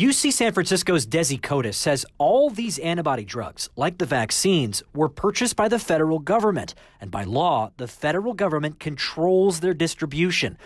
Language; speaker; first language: English; native; English